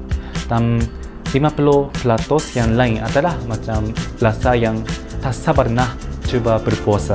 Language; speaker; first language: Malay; non-native, learner; Japanese